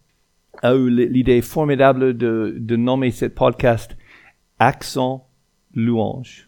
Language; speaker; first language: French; non-native, fluent; English